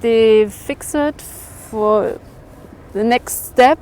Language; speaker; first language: English; non-native, learner; German